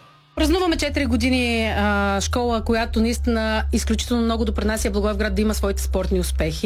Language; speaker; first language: Bulgarian; native; Bulgarian